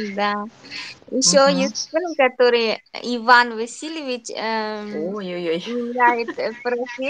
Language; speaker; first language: Russian; non-native, learner; Arabic